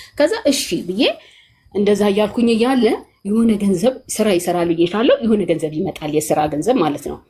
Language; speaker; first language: Amharic; native; Amharic